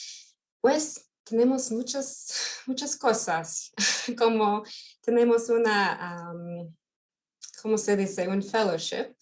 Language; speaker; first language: Spanish; non-native, fluent; English